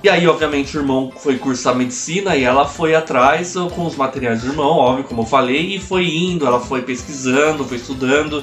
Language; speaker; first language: Portuguese; native; Portuguese